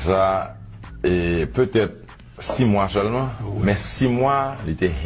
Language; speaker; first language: Haitian Creole; native; Haitian Creole